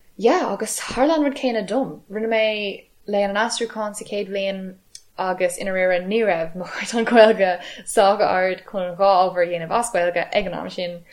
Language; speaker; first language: Irish; non-native, local second language; English